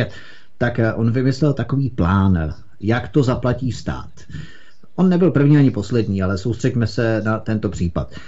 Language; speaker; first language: Czech; native; Czech